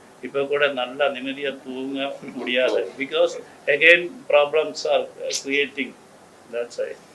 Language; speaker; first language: Tamil; non-native, learner; Malayalam